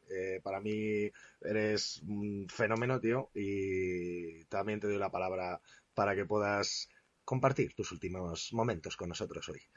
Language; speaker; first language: Spanish; native; Spanish